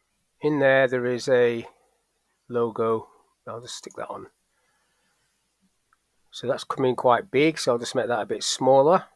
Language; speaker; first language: English; native; English